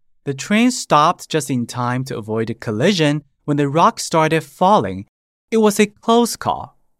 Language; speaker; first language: English; non-native, fluent; Chinese